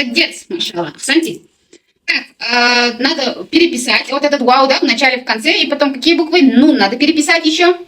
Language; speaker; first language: Russian; non-native, local second language; Kazakh